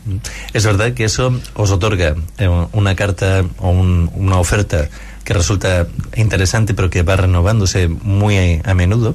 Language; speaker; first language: Spanish; native; Spanish